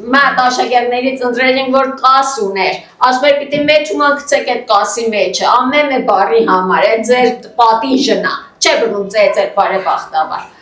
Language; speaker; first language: Armenian; native; Armenian